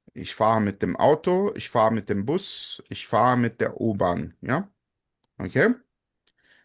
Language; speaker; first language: German; non-native, fluent; Portuguese